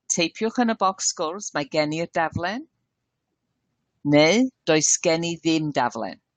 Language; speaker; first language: Welsh; non-native, learner; English